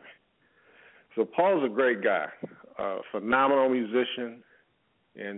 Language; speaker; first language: English; native; English